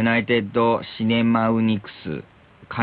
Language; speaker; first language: Japanese; native; Japanese